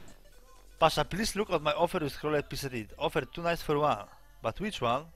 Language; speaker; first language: English; non-native, learner; Polish